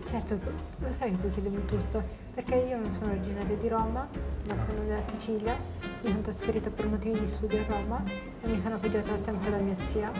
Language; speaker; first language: Italian; native; Italian